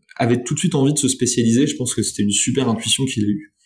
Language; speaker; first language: French; native; French